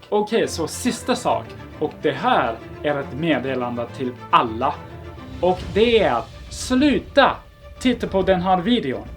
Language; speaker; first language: Swedish; non-native, fluent; English